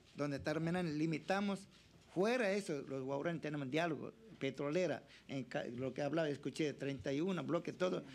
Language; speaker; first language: Spanish; non-native, local second language; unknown